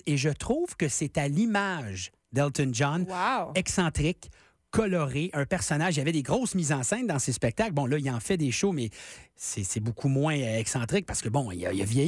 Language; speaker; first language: French; native; French